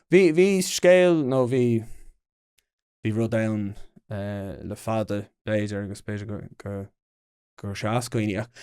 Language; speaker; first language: Irish; non-native, local second language; English